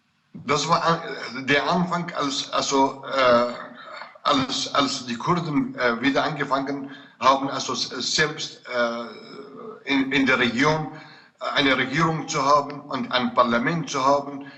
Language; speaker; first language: German; non-native, fluent; Kurdish